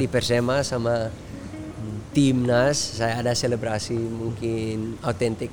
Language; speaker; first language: Indonesian; early bilingual, heritage; Dutch